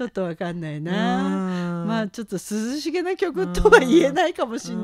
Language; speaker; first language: Japanese; native; Japanese